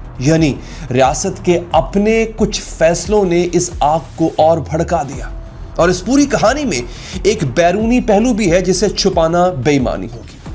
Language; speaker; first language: Urdu; native; Urdu